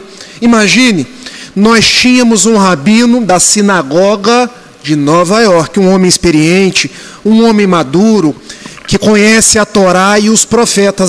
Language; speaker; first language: Portuguese; native; Portuguese